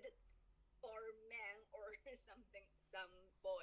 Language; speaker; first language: English; non-native, learner; Chinese